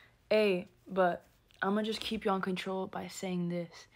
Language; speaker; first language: English; early bilingual, other home language; Spanish